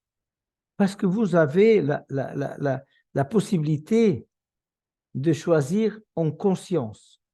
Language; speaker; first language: French; non-native, fluent; Portuguese